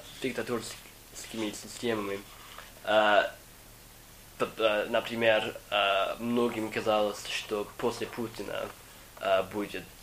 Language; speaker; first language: Russian; non-native, fluent; English